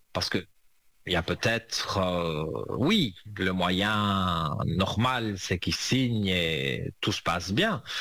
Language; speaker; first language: French; native; French